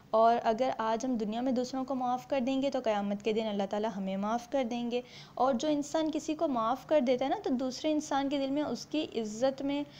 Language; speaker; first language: Urdu; native; Urdu